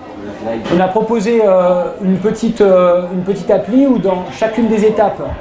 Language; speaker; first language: French; native; French